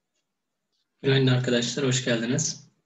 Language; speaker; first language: Turkish; native; Turkish